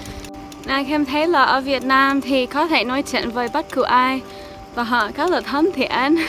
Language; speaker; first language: Vietnamese; non-native, fluent; English